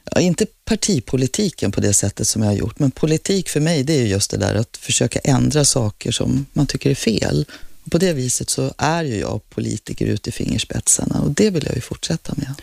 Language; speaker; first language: Swedish; native; Swedish